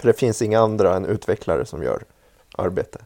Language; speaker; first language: Swedish; native; Swedish